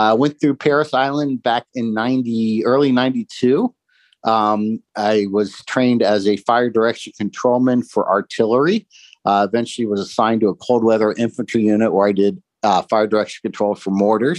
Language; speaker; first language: English; native; English